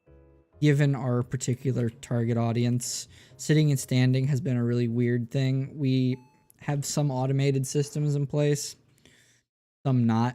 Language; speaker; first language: English; native; English